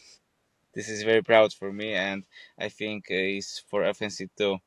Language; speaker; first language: English; non-native, fluent; Polish